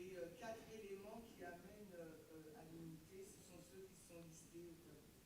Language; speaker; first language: French; native; French